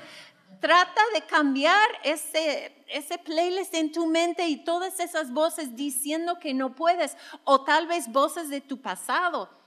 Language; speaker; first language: Spanish; non-native, fluent; English